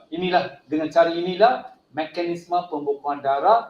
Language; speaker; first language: Malay; non-native, local second language; Tamil